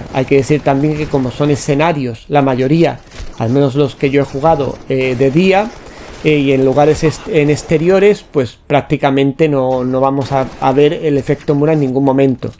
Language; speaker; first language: Spanish; native; Spanish